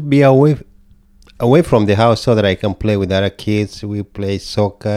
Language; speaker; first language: English; non-native, local second language; Gusii